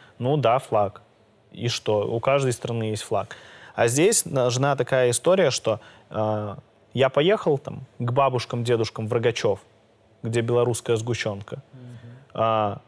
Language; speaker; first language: Russian; native; Russian